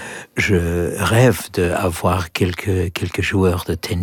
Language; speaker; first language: French; non-native, learner; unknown